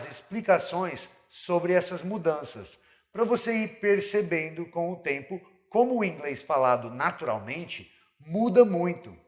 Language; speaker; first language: Portuguese; non-native, fluent; English